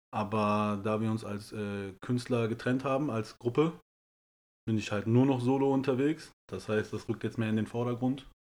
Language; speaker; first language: German; early bilingual, other home language; Persian